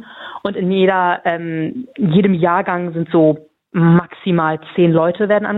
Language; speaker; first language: German; native; German